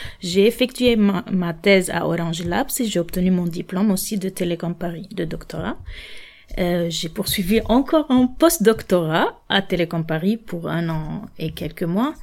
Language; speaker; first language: French; non-native, local second language; Arabic